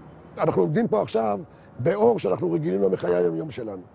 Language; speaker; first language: Hebrew; native; Hebrew